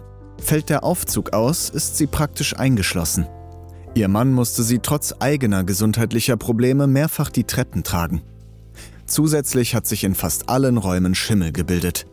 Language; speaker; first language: German; native; German